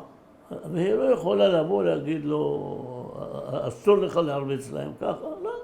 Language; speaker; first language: Hebrew; early bilingual, other home language; Arabic